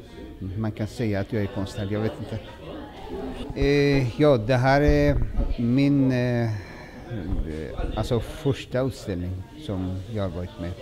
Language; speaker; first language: Swedish; non-native, fluent; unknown